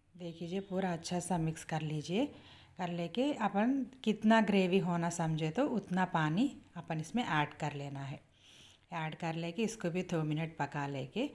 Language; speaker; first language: Hindi; native; Hindi